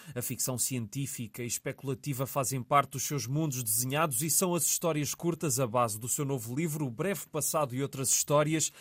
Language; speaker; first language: Portuguese; native; Portuguese